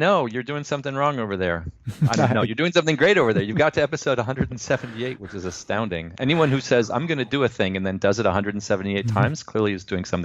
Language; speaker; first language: English; native; English